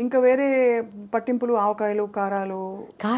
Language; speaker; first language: Telugu; native; Telugu